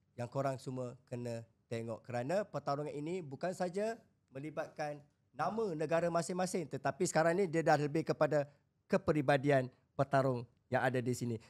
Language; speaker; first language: Malay; native; Malay